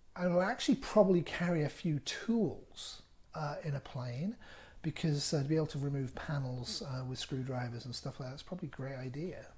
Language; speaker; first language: English; native; English